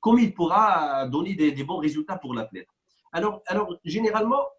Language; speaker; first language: French; non-native, local second language; Arabic